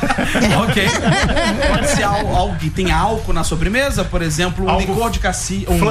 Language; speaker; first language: Portuguese; native; Portuguese